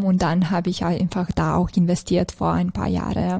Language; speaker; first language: German; non-native, fluent; Serbian